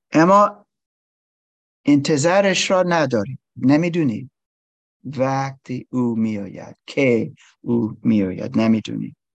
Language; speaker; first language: Persian; non-native, learner; English